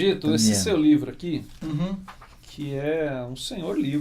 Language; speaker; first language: Portuguese; native; Portuguese